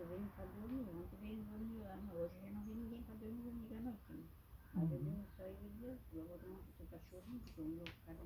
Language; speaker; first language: Portuguese; native; Portuguese